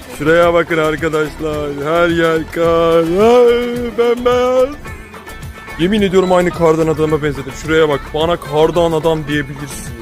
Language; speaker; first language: Turkish; native; Turkish